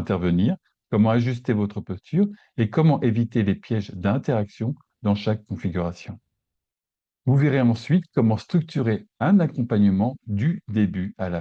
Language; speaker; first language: French; native; French